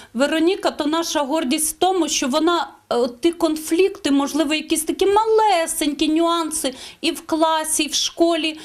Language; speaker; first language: Ukrainian; native; Ukrainian